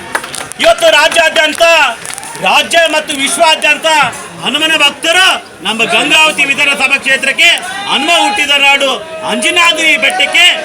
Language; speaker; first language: Kannada; native; Kannada